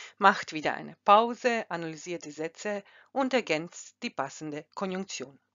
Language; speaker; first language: German; non-native, fluent; Croatian